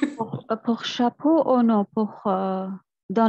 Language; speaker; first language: French; non-native, learner; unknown